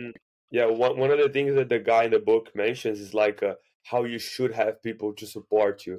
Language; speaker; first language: English; non-native, fluent; Portuguese